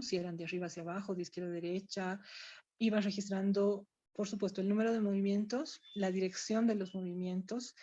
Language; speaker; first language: Spanish; native; Spanish